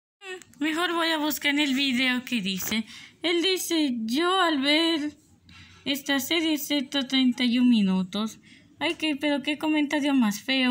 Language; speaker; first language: Spanish; native; Spanish